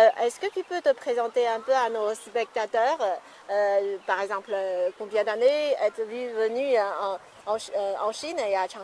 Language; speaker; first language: French; non-native, fluent; Chinese